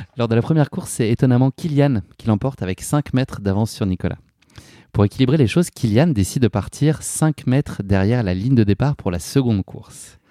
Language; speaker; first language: French; native; French